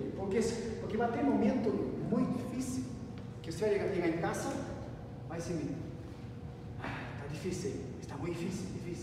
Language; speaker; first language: Spanish; non-native, learner; Portuguese